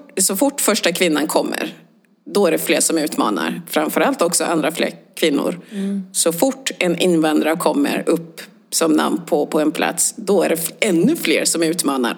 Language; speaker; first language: Swedish; early bilingual, other home language; Swahili